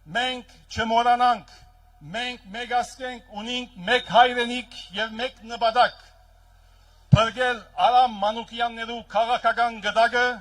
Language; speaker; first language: Armenian; early bilingual, heritage; Armenian